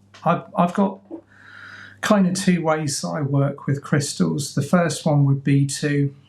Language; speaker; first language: English; native; English